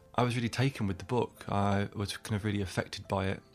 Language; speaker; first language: English; native; English